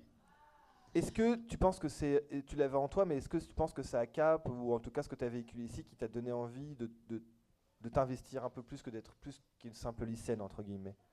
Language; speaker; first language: French; native; French